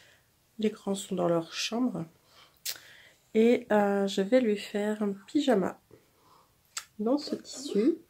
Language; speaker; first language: French; native; French